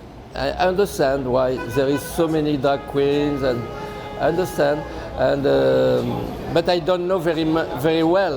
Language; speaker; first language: English; non-native, fluent; French